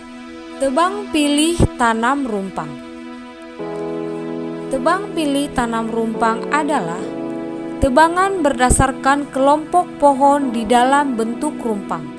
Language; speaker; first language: Indonesian; native; Indonesian